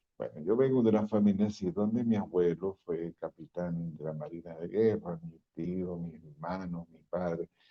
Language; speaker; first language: Spanish; native; Spanish